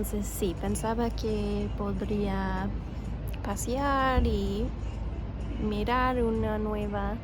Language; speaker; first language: Spanish; non-native, fluent; English